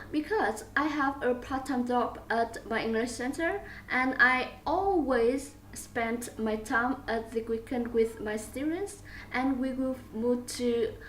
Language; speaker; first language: English; non-native, learner; Vietnamese